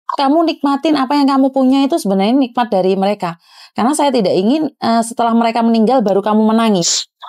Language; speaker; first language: Indonesian; non-native, local second language; Javanese